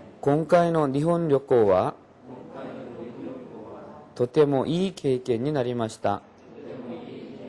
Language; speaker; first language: Japanese; non-native, local second language; Korean